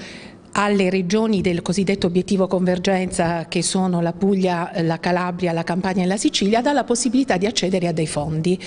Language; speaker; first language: Italian; native; Italian